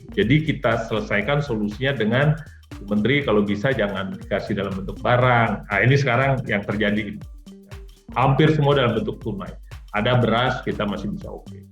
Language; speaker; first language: Indonesian; native; Indonesian